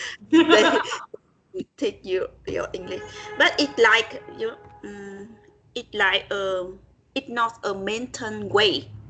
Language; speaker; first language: English; non-native, learner; Vietnamese